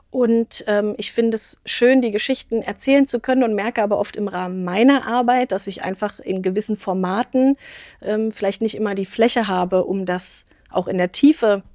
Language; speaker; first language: German; native; German